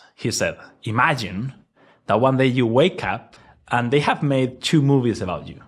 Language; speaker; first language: English; non-native, fluent; Spanish